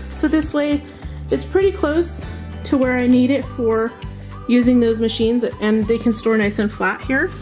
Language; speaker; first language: English; native; English